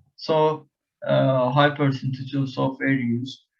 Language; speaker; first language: English; non-native, learner; Turkish